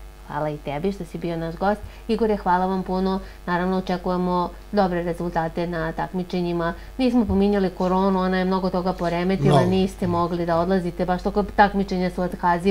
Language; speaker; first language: Serbian; native; Serbian